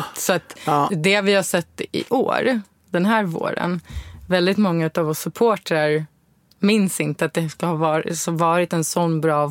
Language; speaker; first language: Swedish; native; Swedish